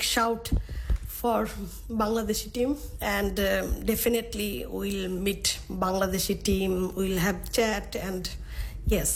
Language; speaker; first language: English; non-native, local second language; Bangla